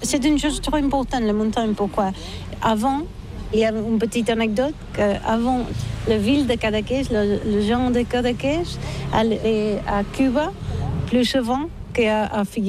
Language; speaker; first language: French; non-native, learner; Catalan